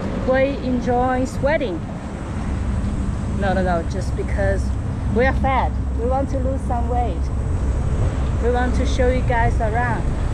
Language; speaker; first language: English; non-native, fluent; Chinese